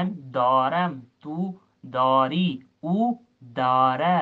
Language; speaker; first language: Persian; non-native, fluent; Urdu